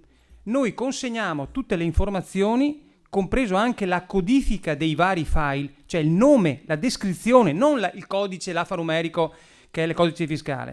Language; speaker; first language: Italian; native; Italian